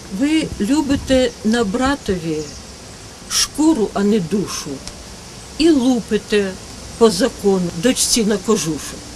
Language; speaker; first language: Ukrainian; native; Ukrainian